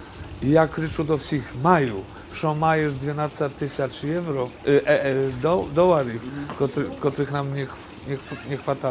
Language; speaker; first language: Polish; non-native, learner; Ukrainian